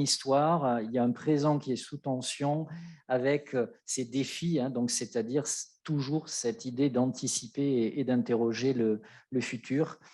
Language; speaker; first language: French; native; French